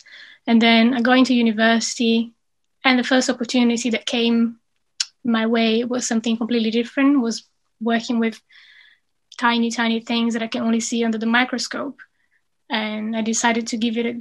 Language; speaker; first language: English; non-native, fluent; Portuguese